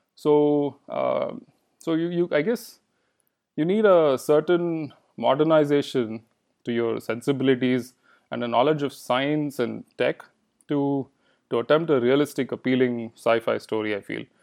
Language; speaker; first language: English; non-native, local second language; Kannada